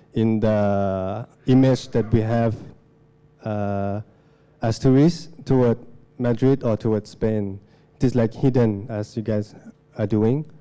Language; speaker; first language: English; non-native, fluent; Lao